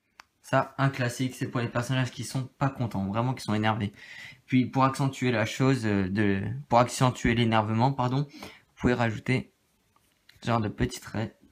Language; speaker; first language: French; native; French